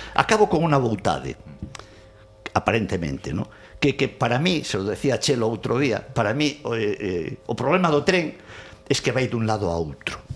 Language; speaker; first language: Galician; non-native, local second language; Spanish